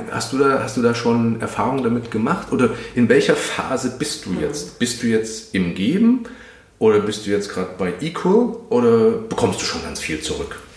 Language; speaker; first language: German; native; German